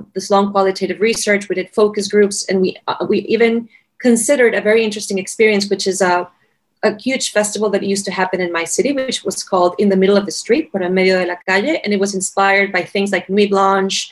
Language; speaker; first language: English; non-native, fluent; Spanish